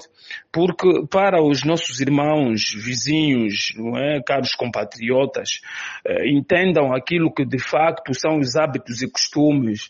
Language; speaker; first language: Portuguese; native; Portuguese